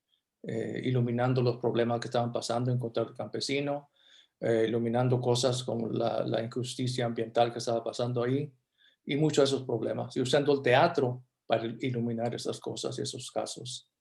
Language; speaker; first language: Spanish; early bilingual, heritage; Spanish